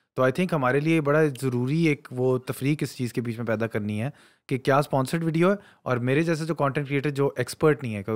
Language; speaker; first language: Urdu; native; Urdu